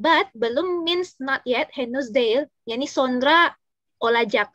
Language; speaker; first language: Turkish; non-native, learner; Indonesian